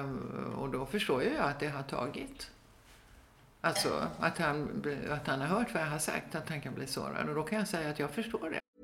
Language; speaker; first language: Swedish; native; Swedish